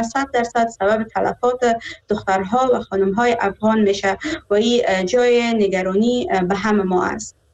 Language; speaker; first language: Persian; native; Persian